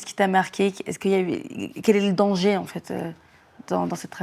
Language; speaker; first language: French; native; French